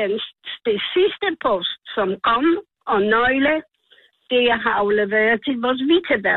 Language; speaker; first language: Danish; non-native, learner; Polish